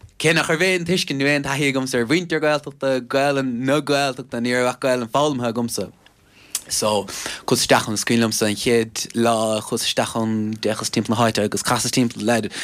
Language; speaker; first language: Irish; non-native, local second language; English